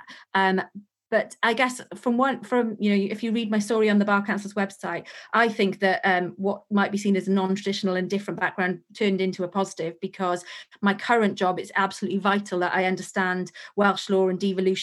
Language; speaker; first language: English; native; English